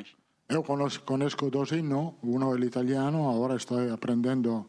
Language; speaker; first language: Portuguese; non-native, learner; Italian